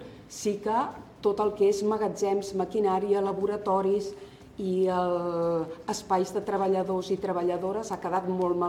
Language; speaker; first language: Catalan; native; Catalan